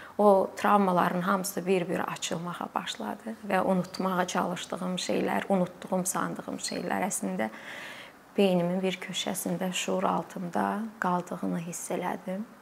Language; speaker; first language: Azerbaijani; native; Azerbaijani